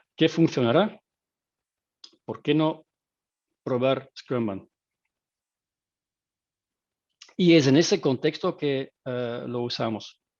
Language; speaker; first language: Spanish; non-native, fluent; Dutch